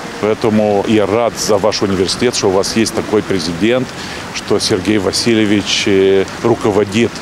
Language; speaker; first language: Russian; non-native, local second language; Romanian